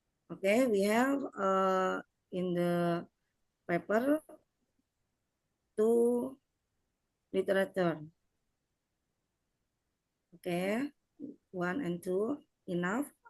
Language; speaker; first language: English; non-native, learner; Indonesian